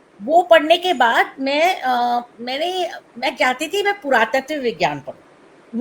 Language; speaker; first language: Hindi; non-native, local second language; Tamil